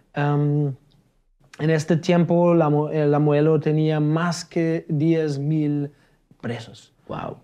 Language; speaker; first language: Spanish; non-native, fluent; German